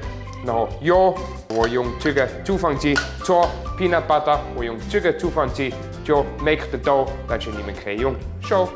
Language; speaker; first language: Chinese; non-native, learner; German